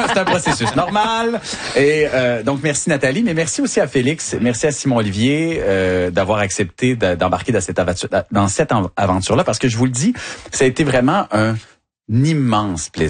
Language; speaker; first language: French; native; French